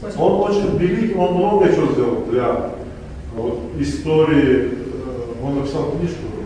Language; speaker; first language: Russian; non-native, local second language; Tajik